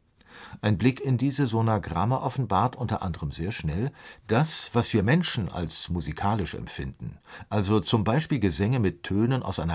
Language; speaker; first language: German; native; German